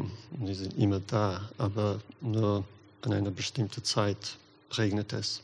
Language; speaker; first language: German; non-native, learner; English